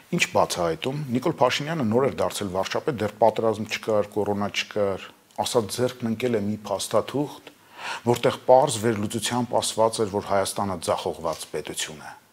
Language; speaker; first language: Armenian; native; Armenian